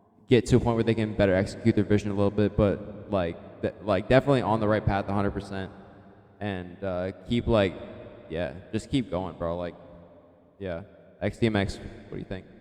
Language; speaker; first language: English; native; English